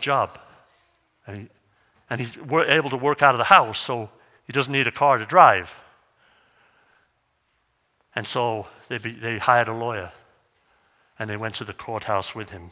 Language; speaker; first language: English; native; English